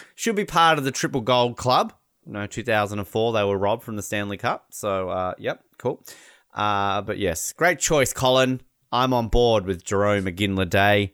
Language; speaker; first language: English; native; English